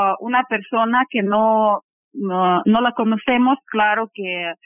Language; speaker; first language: Spanish; non-native, fluent; Russian